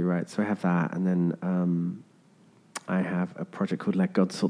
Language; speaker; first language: English; native; English